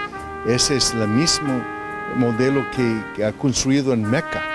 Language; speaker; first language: Spanish; non-native, fluent; English